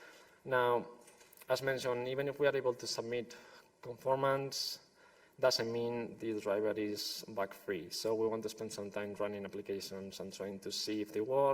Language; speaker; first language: English; non-native, fluent; Spanish